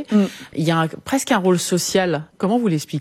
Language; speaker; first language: French; native; French